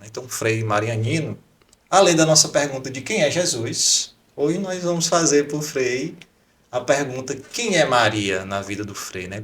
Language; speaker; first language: Portuguese; native; Portuguese